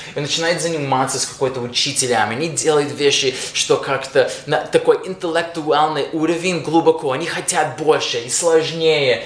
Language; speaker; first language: Russian; non-native, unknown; English